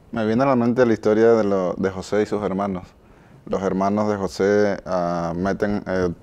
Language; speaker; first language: Spanish; native; Spanish